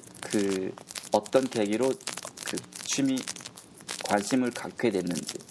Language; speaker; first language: Korean; non-native, fluent; Japanese